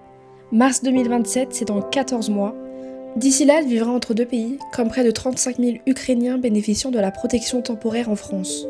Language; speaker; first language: French; native; French